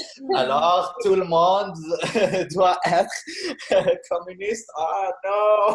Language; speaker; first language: French; non-native, learner; Arabic